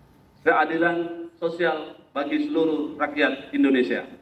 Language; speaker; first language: Indonesian; native; Indonesian